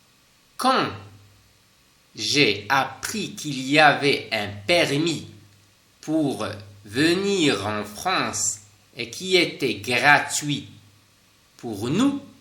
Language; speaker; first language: French; non-native, fluent; Spanish